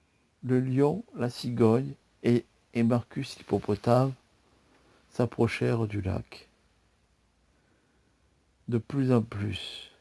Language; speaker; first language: French; native; French